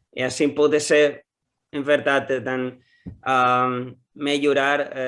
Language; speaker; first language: Portuguese; non-native, learner; Spanish